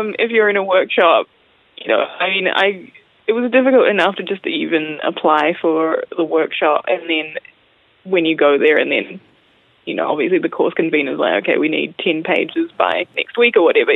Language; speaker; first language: English; native; English